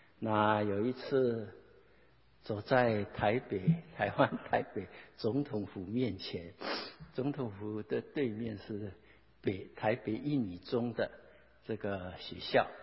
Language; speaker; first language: Chinese; non-native, local second language; Hakka Chinese